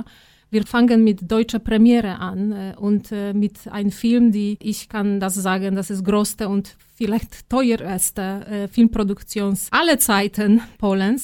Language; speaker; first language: German; non-native, fluent; Polish